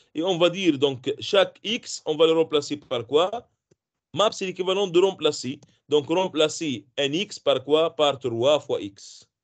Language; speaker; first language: French; non-native, local second language; Arabic